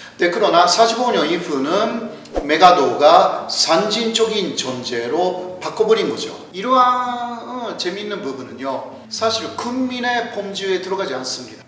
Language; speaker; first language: Korean; non-native, fluent; Japanese